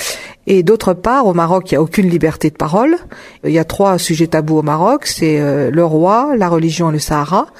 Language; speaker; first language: French; native; French